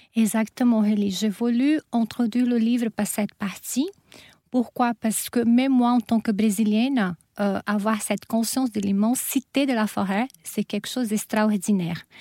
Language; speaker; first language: French; non-native, fluent; Portuguese